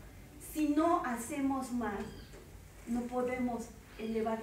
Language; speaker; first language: Spanish; native; Spanish